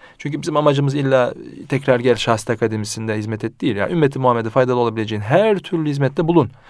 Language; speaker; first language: Turkish; early bilingual, heritage; Turkish